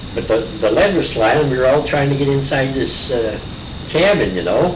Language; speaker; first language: English; native; English